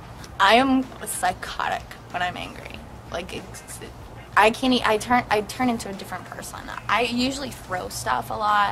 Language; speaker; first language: English; native; English